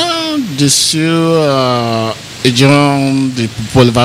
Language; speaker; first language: French; non-native, learner; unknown